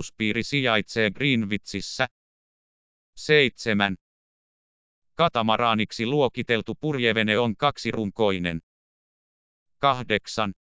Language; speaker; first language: Finnish; native; Finnish